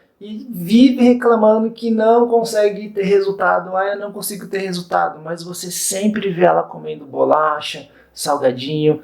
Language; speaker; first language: Portuguese; native; Portuguese